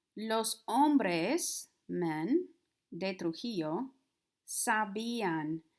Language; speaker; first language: Spanish; non-native, fluent; English